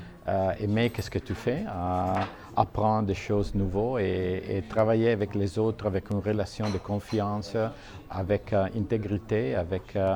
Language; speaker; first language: French; non-native, fluent; Italian